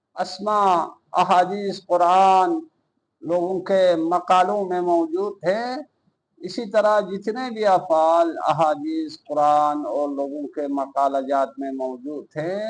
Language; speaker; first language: Urdu; non-native, local second language; Balti